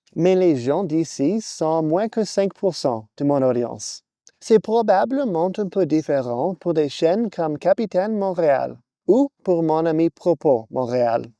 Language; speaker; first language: French; non-native, fluent; English